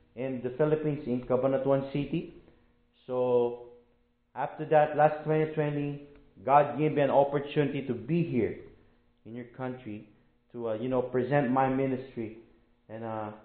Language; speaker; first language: English; non-native, local second language; Filipino